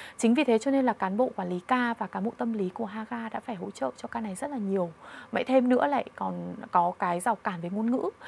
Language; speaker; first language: Vietnamese; native; Vietnamese